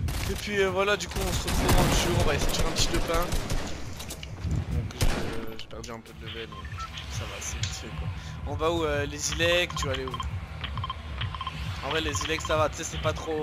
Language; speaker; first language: French; native; French